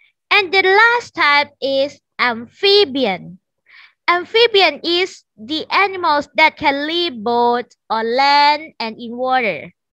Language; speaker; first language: English; non-native, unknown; Thai